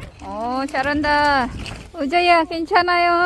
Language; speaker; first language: Korean; non-native, learner; Filipino